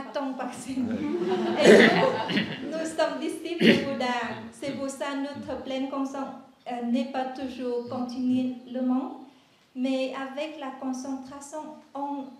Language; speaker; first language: French; non-native, learner; Vietnamese